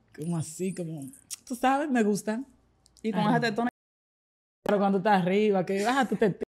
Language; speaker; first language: Spanish; native; Spanish